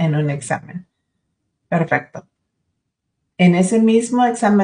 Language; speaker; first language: Spanish; early bilingual, other home language; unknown